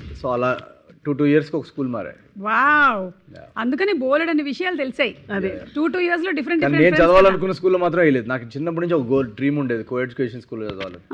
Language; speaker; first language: Telugu; native; Telugu